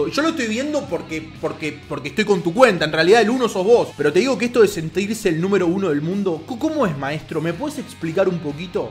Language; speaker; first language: Spanish; native; Spanish